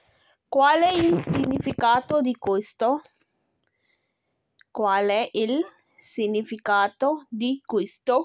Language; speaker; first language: Italian; non-native, fluent; Urdu